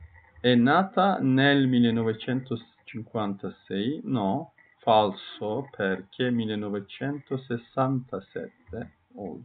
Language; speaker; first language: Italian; non-native, fluent; Turkish